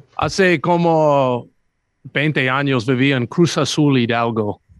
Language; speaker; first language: Spanish; non-native, learner; English